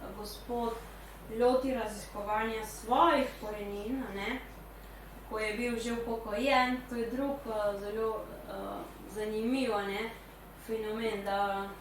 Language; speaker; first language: Slovenian; early bilingual, heritage; Spanish